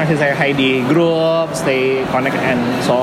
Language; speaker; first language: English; non-native, fluent; Indonesian